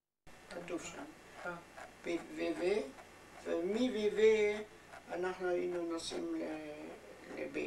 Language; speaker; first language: Hebrew; non-native, fluent; German